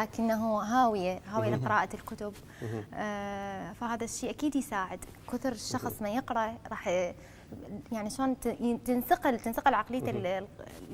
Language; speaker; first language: Arabic; native; Arabic